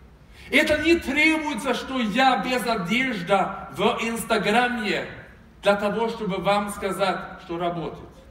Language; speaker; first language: Russian; non-native, fluent; Swedish